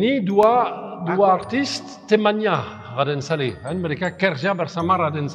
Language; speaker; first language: Indonesian; non-native, fluent; French